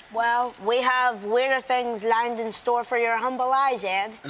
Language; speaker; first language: English; native; English